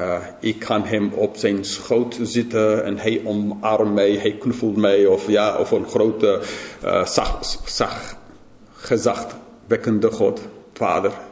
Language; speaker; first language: Dutch; non-native, fluent; English